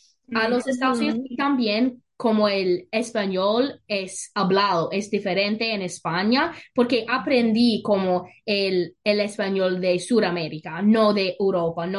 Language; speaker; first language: Spanish; non-native, learner; English